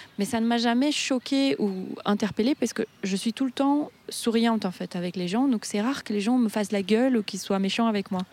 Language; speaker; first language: French; non-native, fluent; Portuguese